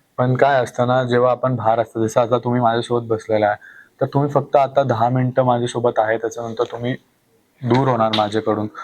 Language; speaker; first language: Marathi; non-native, local second language; Hindi